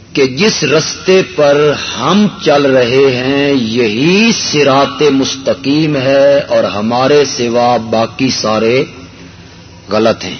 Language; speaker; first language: Urdu; non-native, local second language; Punjabi